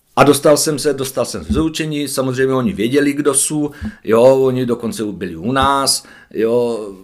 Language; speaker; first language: Czech; native; Czech